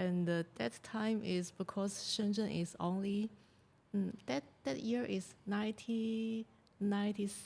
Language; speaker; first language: English; non-native, learner; Chinese